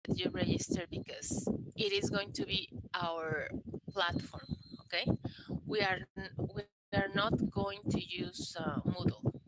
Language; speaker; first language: English; non-native, fluent; Spanish